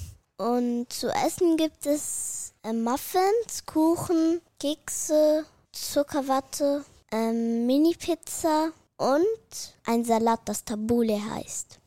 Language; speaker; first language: German; early bilingual, other home language; Arabic